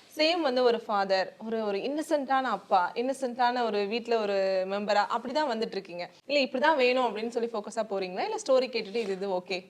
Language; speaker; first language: Tamil; native; Tamil